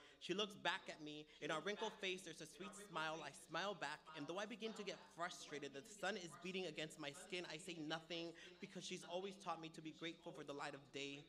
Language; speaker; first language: English; early bilingual, other home language; Spanish